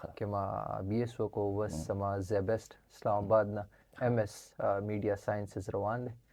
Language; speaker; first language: Pashto; non-native, local second language; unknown